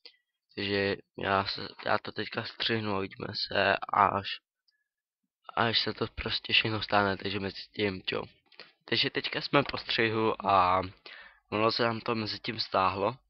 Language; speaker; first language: Czech; native; Czech